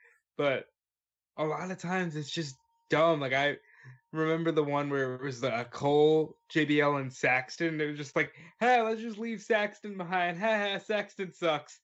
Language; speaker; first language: English; native; English